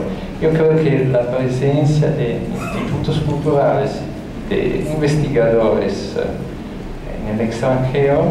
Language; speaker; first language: Spanish; non-native, fluent; Italian